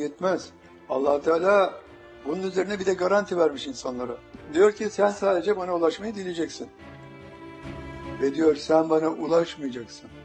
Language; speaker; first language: Turkish; native; Turkish